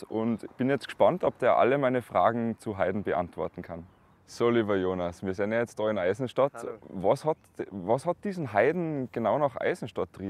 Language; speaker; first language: German; native; German